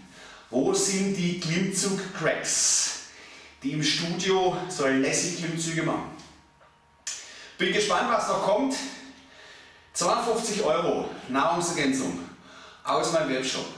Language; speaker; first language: German; native; German